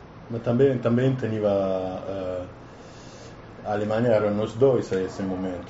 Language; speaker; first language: Portuguese; non-native, learner; Italian